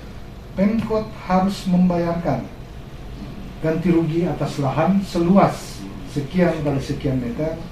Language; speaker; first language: Indonesian; native; Indonesian